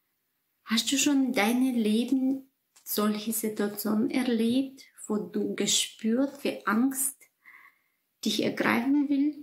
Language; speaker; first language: German; non-native, fluent; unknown